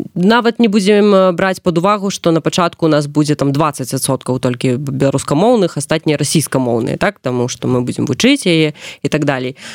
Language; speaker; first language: Belarusian; non-native, local second language; Russian